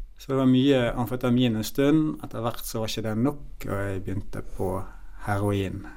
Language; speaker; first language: Norwegian; native; Norwegian